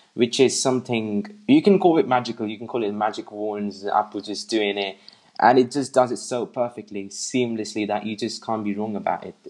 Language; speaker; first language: English; native; English